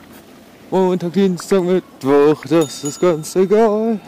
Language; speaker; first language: German; native; German